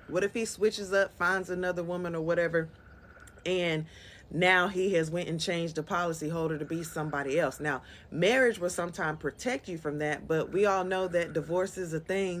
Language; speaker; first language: English; native; English